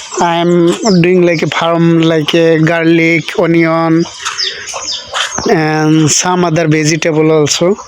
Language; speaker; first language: English; non-native, learner; Bangla